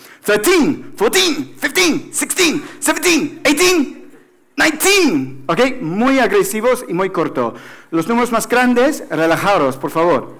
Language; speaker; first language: Spanish; non-native, fluent; English